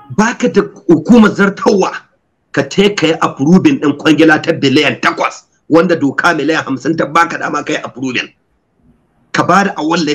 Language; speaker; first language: Hausa; native; Hausa